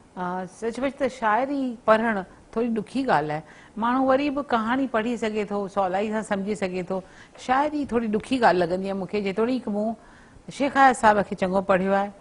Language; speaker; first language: Sindhi; early bilingual, heritage; Sindhi